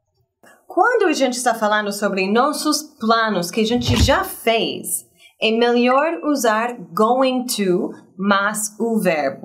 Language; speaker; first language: Portuguese; non-native, fluent; English